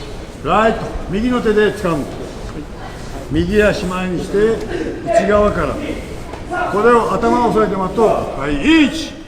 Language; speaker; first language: Japanese; native; Japanese